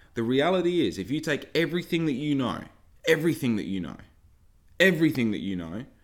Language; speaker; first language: English; native; English